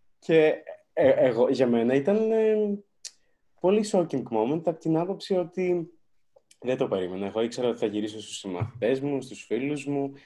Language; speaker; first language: Greek; early bilingual, other home language; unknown